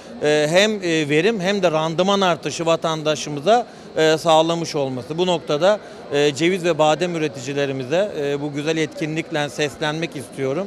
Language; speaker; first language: Turkish; native; Turkish